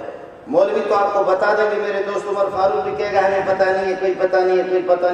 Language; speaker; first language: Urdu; non-native, local second language; Brahui